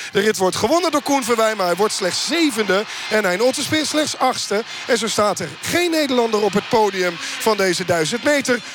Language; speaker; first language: Dutch; native; Dutch